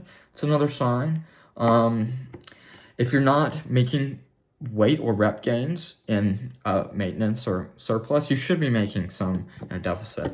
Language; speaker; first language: English; native; English